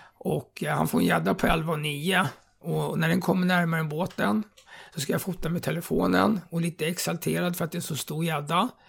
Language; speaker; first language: Swedish; native; Swedish